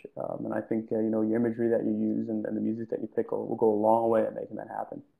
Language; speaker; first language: English; native; English